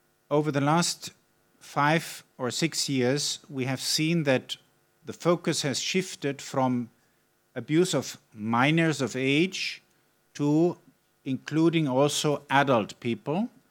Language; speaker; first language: English; non-native, fluent; German